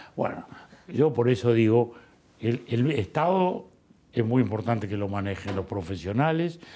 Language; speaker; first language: Spanish; native; Spanish